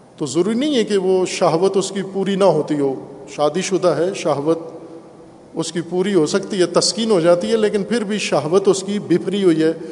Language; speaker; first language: Urdu; non-native, local second language; Punjabi